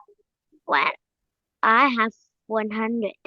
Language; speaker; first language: English; non-native, learner; Vietnamese